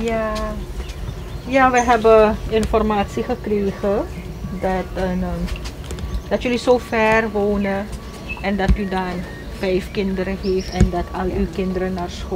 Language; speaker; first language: Dutch; non-native, local second language; Caribbean Hindustani